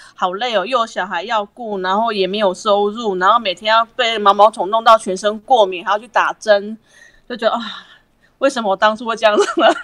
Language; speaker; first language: Chinese; native; Chinese